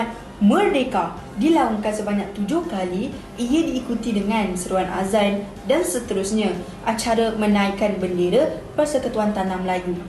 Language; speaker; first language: Malay; native; Malay